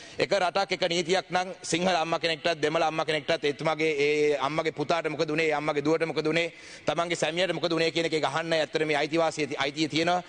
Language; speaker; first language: Sinhala; non-native, local second language; Tamil